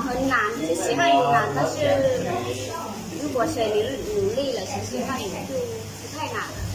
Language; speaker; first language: Chinese; non-native, learner; Lao